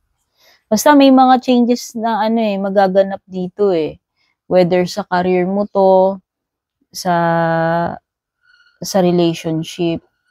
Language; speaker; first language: Filipino; native; Filipino